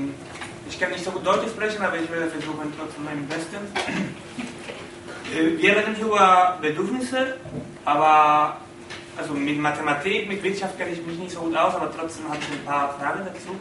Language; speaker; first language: German; non-native, learner; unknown